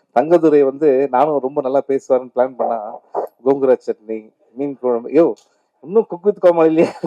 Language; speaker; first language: Tamil; native; Tamil